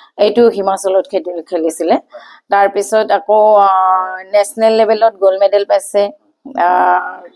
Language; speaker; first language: Assamese; native; Assamese